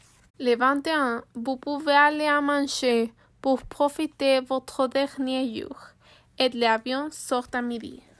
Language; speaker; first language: French; non-native, learner; Spanish